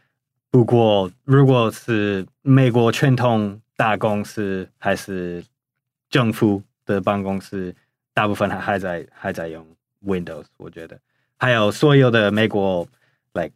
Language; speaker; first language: Chinese; non-native, fluent; English